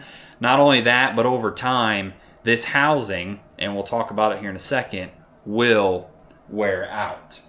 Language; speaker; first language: English; native; English